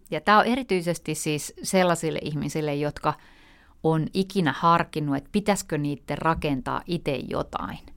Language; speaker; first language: Finnish; native; Finnish